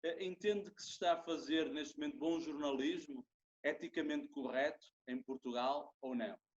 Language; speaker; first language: Portuguese; native; Portuguese